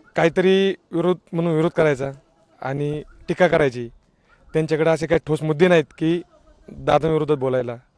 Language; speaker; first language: Marathi; native; Marathi